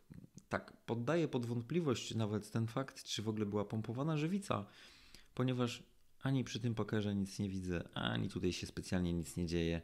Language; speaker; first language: Polish; native; Polish